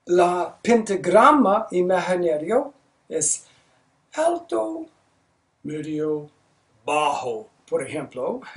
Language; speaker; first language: Spanish; non-native, learner; English